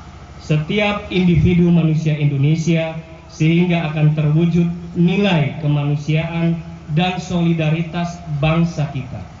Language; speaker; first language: Indonesian; native; Indonesian